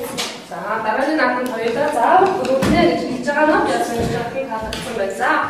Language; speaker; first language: Mongolian; native; Mongolian